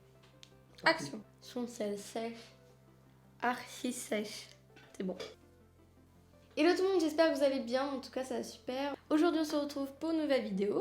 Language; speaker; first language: French; native; French